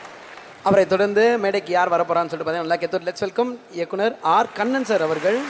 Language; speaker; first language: Tamil; native; Tamil